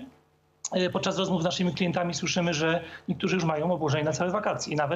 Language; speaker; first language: Polish; native; Polish